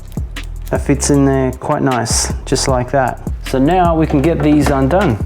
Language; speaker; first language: English; native; English